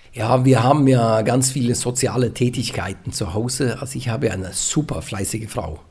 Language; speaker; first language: German; non-native, fluent; Norwegian